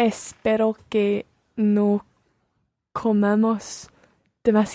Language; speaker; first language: Spanish; non-native, learner; English